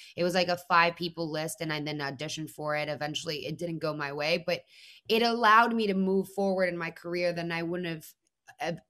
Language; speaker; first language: English; non-native, fluent; Spanish